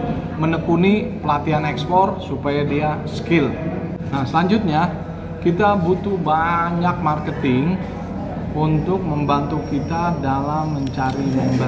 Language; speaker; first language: Indonesian; native; Indonesian